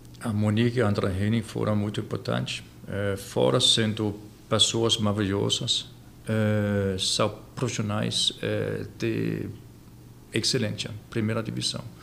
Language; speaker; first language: Portuguese; non-native, fluent; Danish